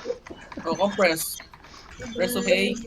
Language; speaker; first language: English; non-native, local second language; Filipino